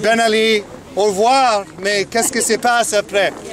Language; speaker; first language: French; non-native, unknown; English